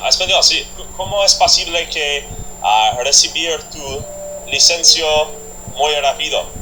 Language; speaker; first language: Spanish; non-native, learner; English